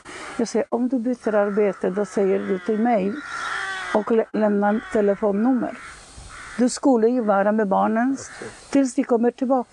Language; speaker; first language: Swedish; non-native, fluent; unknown